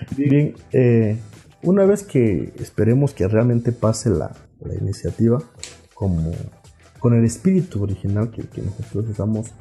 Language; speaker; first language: Spanish; non-native, local second language; Zapotec